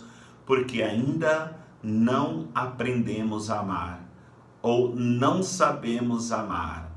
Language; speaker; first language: Portuguese; native; Portuguese